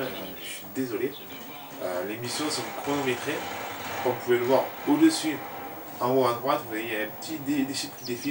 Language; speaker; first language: French; native; French